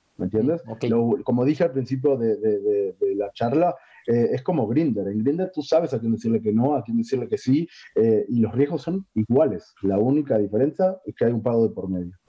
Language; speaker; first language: Spanish; native; Spanish